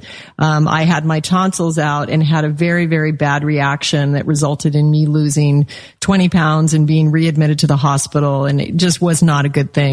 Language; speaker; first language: English; native; English